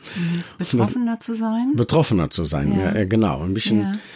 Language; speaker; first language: German; non-native, learner; Dutch